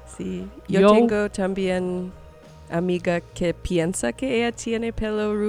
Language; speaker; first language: Spanish; non-native, learner; English